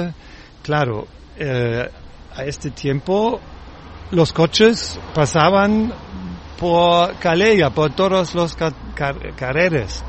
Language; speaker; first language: Spanish; non-native, learner; German